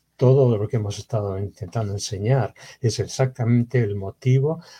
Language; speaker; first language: Spanish; native; Spanish